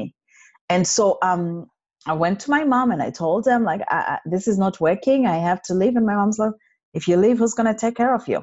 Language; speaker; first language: English; non-native, local second language; Shona